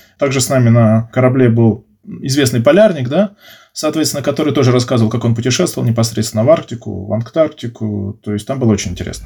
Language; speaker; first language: Russian; native; Russian